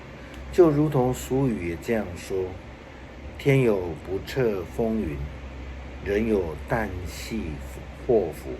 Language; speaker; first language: Chinese; native; Chinese